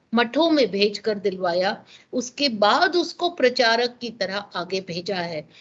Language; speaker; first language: Hindi; non-native, local second language; Gujarati